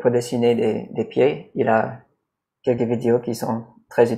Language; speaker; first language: French; non-native, learner; English